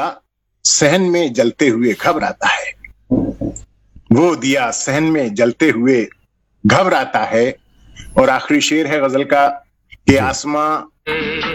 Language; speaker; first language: Hindi; native; Hindi